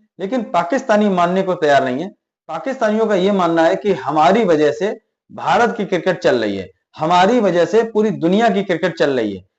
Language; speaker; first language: Hindi; native; Hindi